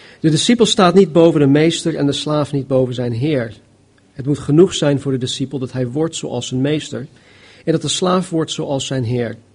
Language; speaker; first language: Dutch; non-native, fluent; English